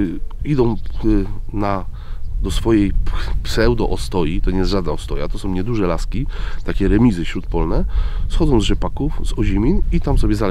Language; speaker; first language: Polish; native; Polish